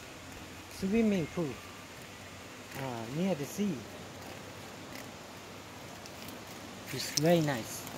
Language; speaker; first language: English; non-native, learner; Thai